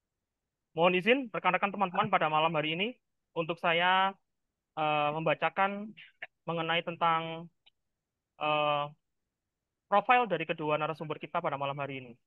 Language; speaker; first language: Indonesian; native; Indonesian